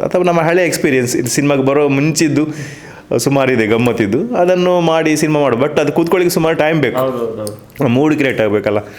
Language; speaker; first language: Kannada; non-native, local second language; Tulu